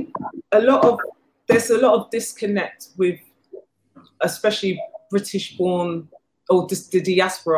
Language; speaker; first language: English; native; English